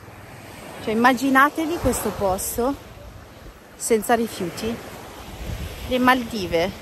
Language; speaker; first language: Italian; native; Italian